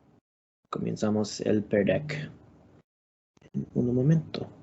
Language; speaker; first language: Spanish; non-native, learner; English